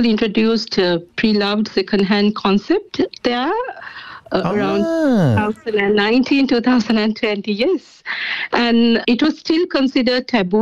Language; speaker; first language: English; non-native, local second language; Sinhala